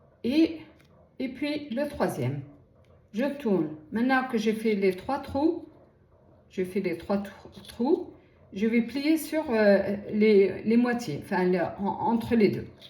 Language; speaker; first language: French; native; French